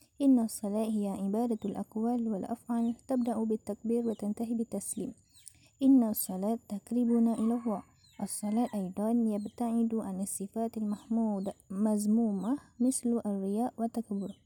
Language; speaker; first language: Arabic; non-native, learner; Malay